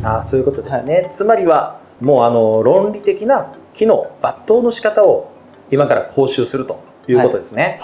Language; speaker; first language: Japanese; native; Japanese